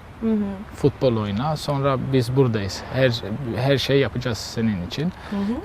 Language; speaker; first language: Turkish; non-native, learner; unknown